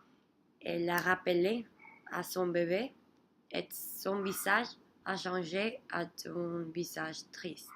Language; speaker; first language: French; non-native, learner; Spanish